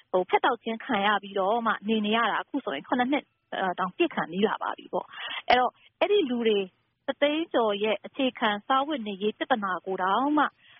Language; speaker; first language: Burmese; non-native, local second language; Kachin